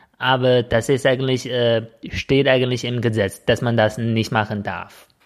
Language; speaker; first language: German; non-native, fluent; Chinese